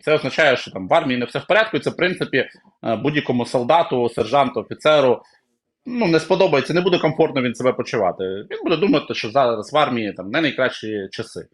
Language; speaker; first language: Ukrainian; native; Ukrainian